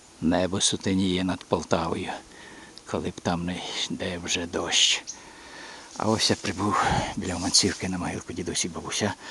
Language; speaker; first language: Ukrainian; native; Ukrainian